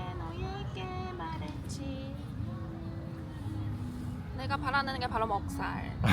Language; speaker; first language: Korean; non-native, fluent; Chinese